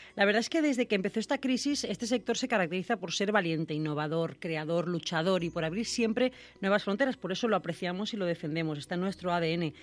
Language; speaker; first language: Spanish; non-native, local second language; Catalan